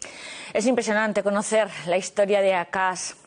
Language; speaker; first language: Spanish; native; Spanish